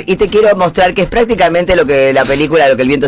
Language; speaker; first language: Spanish; native; Spanish